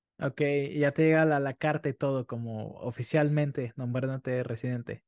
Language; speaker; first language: Spanish; native; Spanish